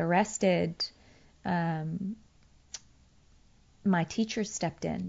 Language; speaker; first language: English; early bilingual, other home language; Persian